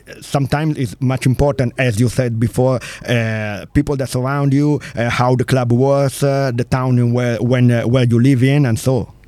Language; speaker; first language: English; non-native, learner; Italian